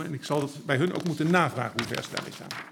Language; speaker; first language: Dutch; native; Dutch